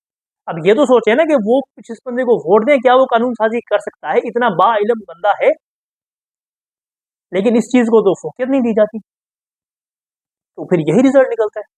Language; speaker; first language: Urdu; native; Urdu